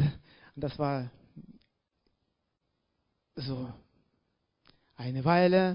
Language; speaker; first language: German; non-native, learner; Russian